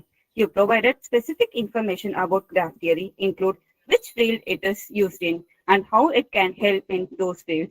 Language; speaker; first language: English; non-native, local second language; Tamil